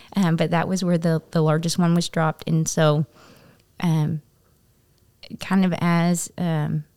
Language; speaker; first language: English; native; English